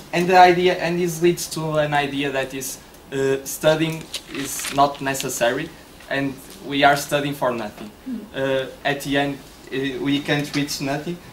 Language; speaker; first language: English; non-native, learner; Portuguese